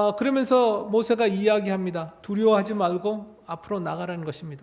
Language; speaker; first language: Korean; native; Korean